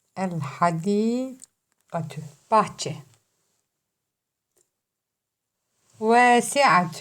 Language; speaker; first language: Arabic; non-native, fluent; Turkish